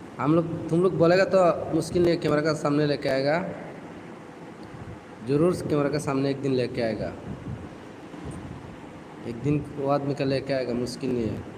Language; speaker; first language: Hindi; non-native, learner; Bangla